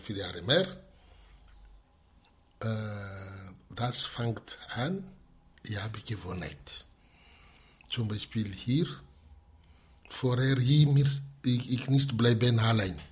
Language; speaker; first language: German; non-native, learner; Malagasy